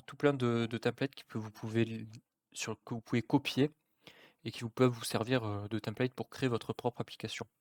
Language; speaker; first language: French; native; French